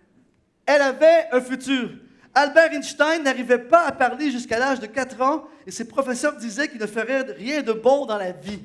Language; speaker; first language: French; native; French